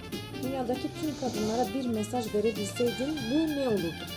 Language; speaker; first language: Turkish; native; Turkish